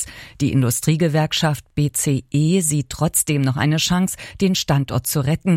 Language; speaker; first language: German; native; German